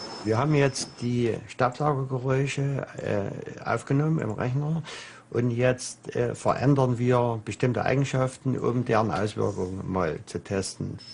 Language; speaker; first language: German; native; German